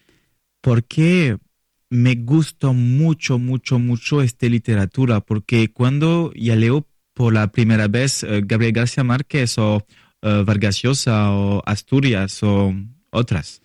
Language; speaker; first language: Spanish; non-native, learner; French